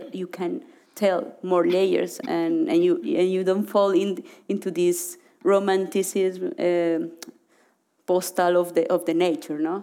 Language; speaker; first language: English; non-native, learner; Spanish